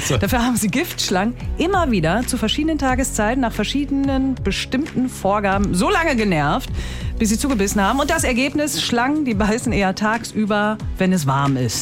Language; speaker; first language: German; native; German